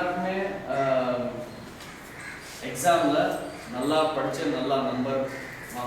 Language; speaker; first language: Tamil; non-native, local second language; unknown